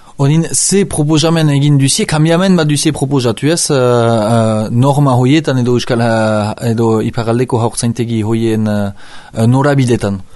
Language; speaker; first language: Basque; native; Basque